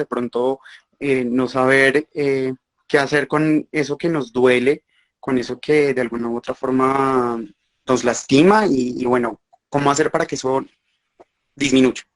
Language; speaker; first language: Spanish; native; Spanish